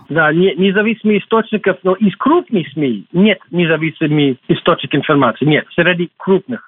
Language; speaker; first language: Russian; non-native, fluent; English